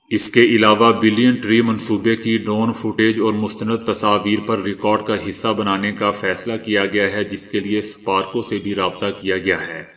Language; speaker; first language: Urdu; native; Urdu